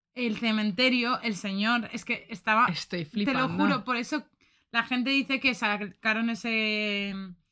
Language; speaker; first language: Spanish; native; Spanish